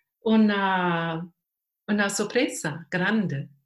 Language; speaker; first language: Spanish; non-native, learner; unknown